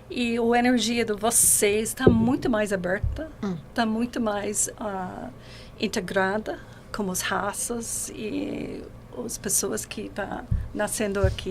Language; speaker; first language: Portuguese; non-native, learner; English